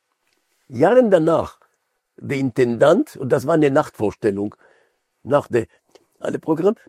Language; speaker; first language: German; non-native, fluent; Hebrew